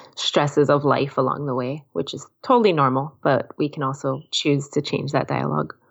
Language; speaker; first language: English; native; English